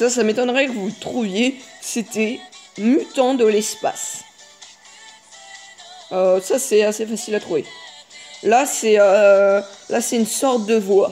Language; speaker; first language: French; native; French